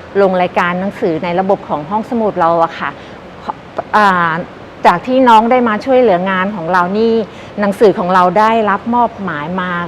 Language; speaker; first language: Thai; native; Thai